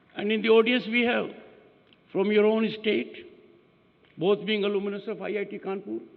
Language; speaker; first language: English; non-native, local second language; Hindi